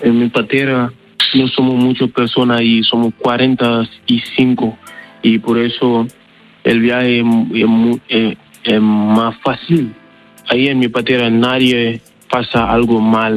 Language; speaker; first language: Spanish; non-native, learner; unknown